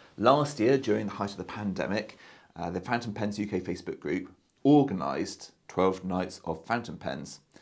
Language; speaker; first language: English; native; English